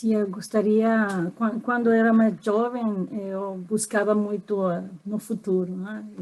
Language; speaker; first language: Portuguese; non-native, fluent; Spanish